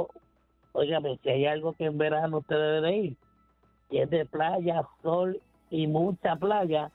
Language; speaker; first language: Spanish; native; Spanish